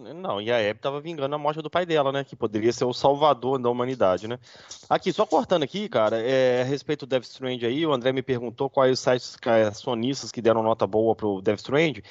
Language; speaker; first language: Portuguese; native; Portuguese